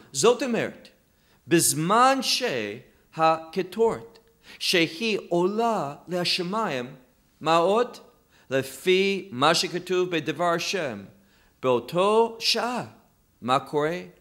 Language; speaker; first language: Hebrew; non-native, fluent; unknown